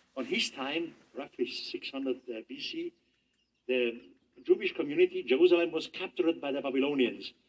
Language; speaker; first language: English; non-native, fluent; German